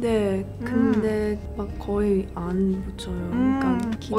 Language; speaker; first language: Korean; early bilingual, heritage; Korean